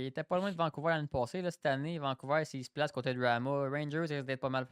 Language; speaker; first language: French; native; French